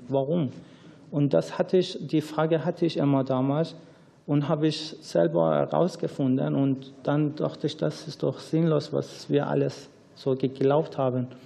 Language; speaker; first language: German; non-native, learner; Persian